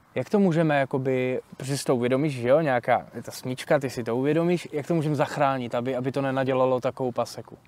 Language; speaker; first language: Czech; native; Czech